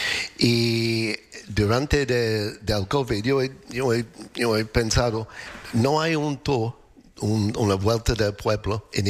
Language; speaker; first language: Spanish; non-native, learner; English